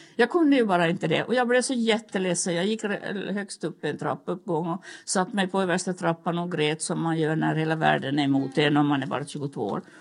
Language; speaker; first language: Swedish; native; Swedish